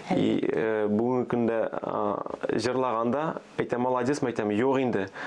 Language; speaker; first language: Tatar; early bilingual, other home language; Armenian